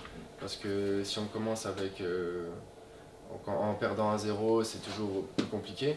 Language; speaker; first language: French; native; French